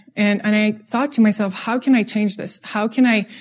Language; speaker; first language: English; non-native, fluent; Russian